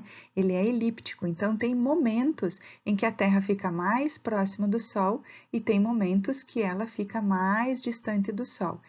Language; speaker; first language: Portuguese; native; Portuguese